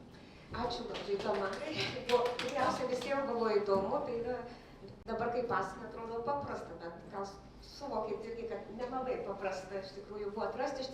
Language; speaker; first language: Lithuanian; native; Lithuanian